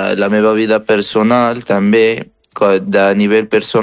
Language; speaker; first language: Catalan; non-native, fluent; Arabic